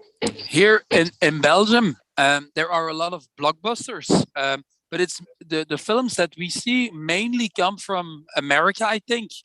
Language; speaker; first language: English; non-native, fluent; Dutch